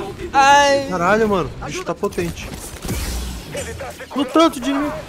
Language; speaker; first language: Portuguese; native; Portuguese